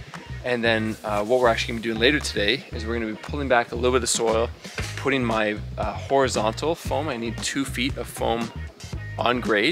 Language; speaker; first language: English; native; English